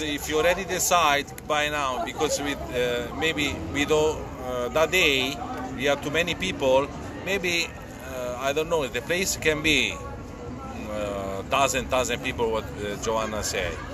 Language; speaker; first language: English; non-native, learner; Italian